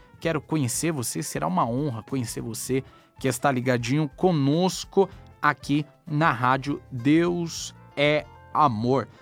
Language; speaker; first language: Portuguese; native; Portuguese